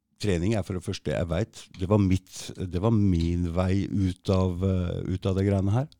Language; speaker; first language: Norwegian; native; Norwegian